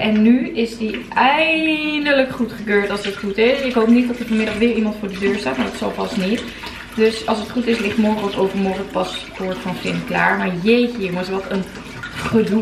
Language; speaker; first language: Dutch; native; Dutch